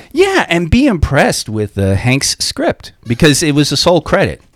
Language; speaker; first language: English; native; English